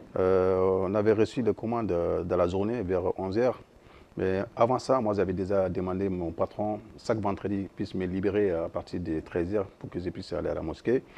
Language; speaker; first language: French; non-native, local second language; Soninke